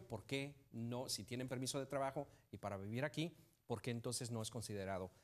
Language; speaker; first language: Spanish; native; Spanish